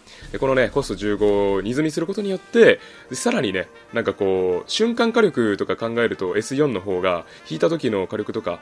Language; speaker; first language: Japanese; native; Japanese